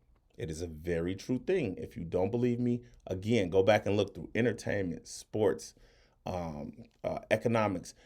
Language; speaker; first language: English; native; English